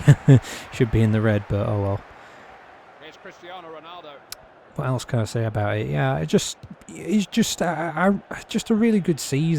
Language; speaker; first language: English; native; English